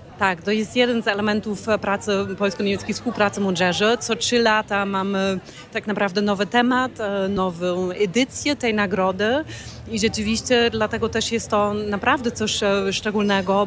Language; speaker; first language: Polish; non-native, fluent; German